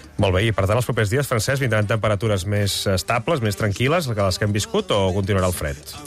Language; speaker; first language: Catalan; native; Catalan